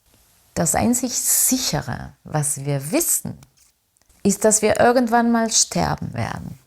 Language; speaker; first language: German; non-native, fluent; Spanish